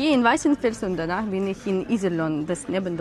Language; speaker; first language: German; non-native, learner; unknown